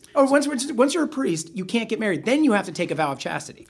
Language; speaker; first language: English; native; English